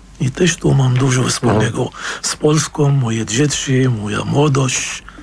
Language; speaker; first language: Polish; non-native, fluent; Arabic